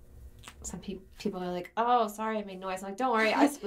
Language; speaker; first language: English; native; English